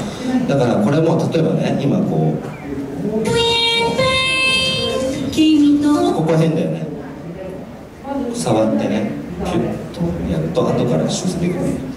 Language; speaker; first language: Japanese; native; Japanese